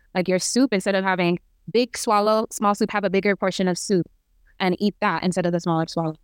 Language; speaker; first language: English; native; English